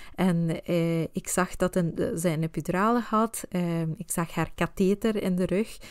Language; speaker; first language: Dutch; non-native, fluent; Swedish